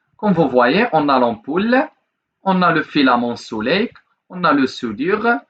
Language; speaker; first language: French; non-native, local second language; Arabic